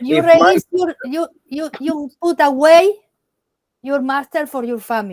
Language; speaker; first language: English; non-native, learner; Spanish